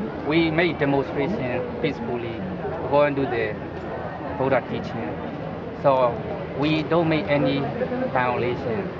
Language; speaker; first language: English; non-native, learner; Burmese